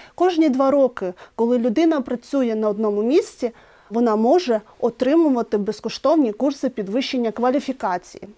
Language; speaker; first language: Ukrainian; native; Ukrainian